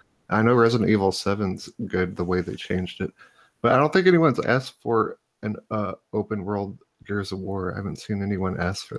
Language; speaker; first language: English; native; English